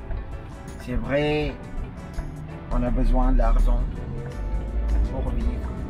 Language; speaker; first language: French; non-native, fluent; Indonesian